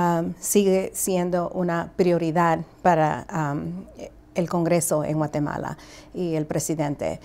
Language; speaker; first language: Spanish; early bilingual, heritage; Spanish